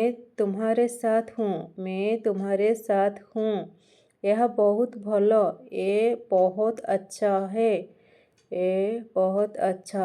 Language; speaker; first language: Hindi; non-native, local second language; Odia